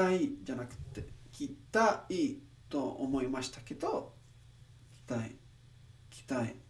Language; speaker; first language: Japanese; non-native, learner; English